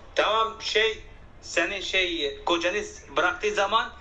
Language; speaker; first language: Turkish; non-native, learner; Arabic